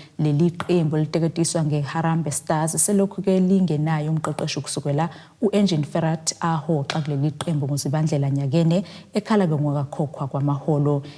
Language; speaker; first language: Zulu; native; Zulu